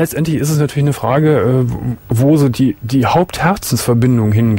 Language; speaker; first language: German; native; German